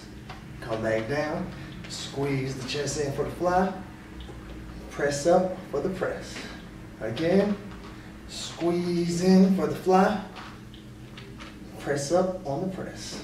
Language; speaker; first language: English; native; English